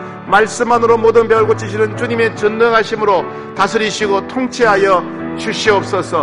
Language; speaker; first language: Korean; native; Korean